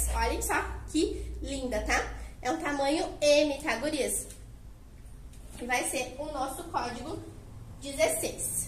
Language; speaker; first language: Portuguese; native; Portuguese